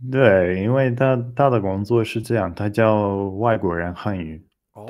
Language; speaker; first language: Chinese; non-native, learner; Portuguese